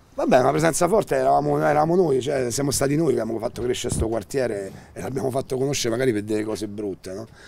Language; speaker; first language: Italian; native; Italian